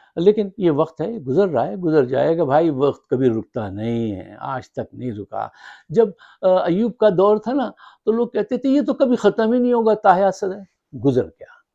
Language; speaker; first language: Urdu; native; Urdu